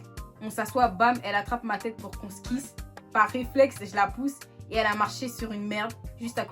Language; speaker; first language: French; native; French